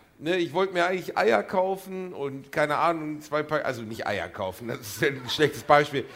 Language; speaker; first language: German; native; German